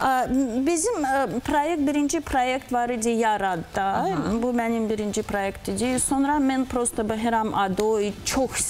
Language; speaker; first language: Azerbaijani; non-native, learner; Russian